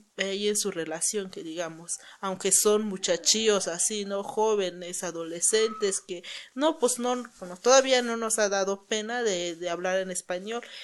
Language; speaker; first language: Spanish; non-native, local second language; Zapotec